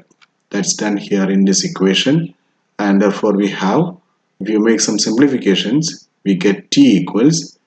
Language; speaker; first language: English; non-native, local second language; Malayalam